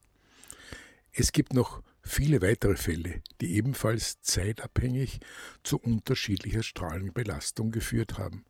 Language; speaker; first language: German; native; German